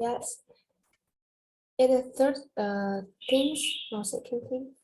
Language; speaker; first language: English; non-native, learner; Vietnamese